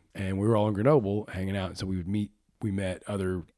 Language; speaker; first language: English; native; English